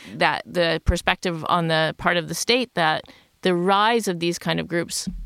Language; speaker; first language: English; native; English